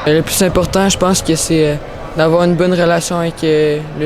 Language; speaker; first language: French; native; French